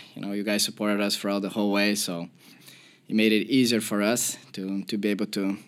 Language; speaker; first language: English; non-native, fluent; Portuguese